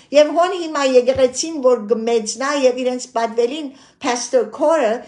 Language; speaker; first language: Armenian; early bilingual, heritage; Armenian